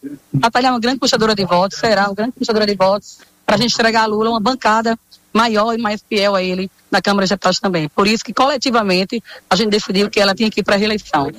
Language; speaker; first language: Portuguese; native; Portuguese